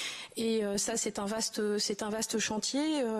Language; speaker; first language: French; native; French